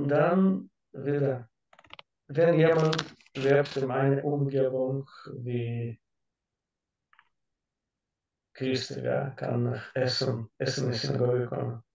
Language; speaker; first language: German; non-native, learner; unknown